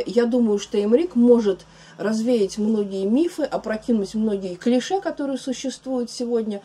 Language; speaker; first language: Russian; native; Russian